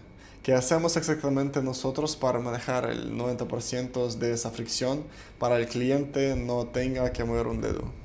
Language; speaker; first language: Spanish; non-native, fluent; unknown